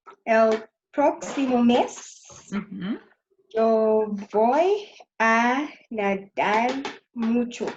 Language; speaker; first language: Spanish; non-native, learner; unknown